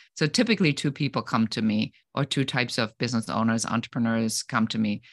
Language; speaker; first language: English; non-native, fluent; German